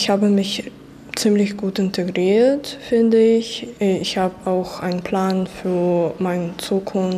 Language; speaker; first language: German; non-native, fluent; Ukrainian